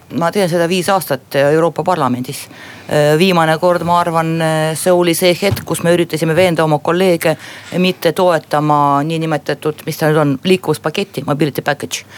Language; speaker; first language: Estonian; non-native, local second language; Russian